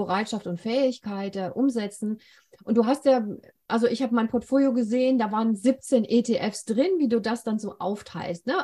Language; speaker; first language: German; native; German